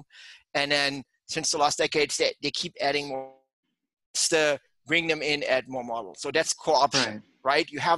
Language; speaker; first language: English; non-native, fluent; German